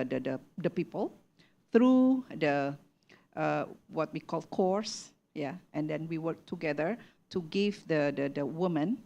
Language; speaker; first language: English; non-native, learner; Indonesian